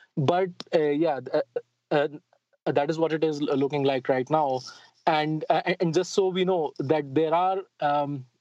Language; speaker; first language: English; non-native, local second language; Hindi